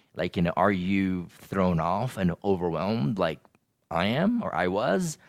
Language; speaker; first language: English; non-native, local second language; Filipino